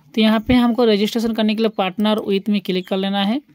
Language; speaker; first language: Hindi; non-native, local second language; Bangla